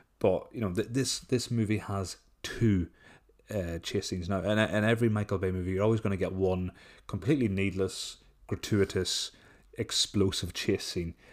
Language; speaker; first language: English; native; English